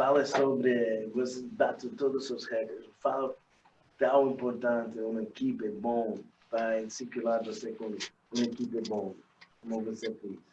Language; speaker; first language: Portuguese; non-native, learner; English